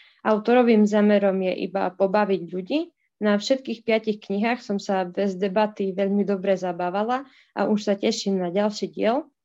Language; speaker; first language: Slovak; native; Slovak